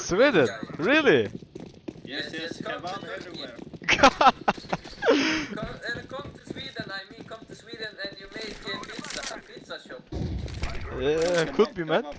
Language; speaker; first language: English; non-native, learner; Turkish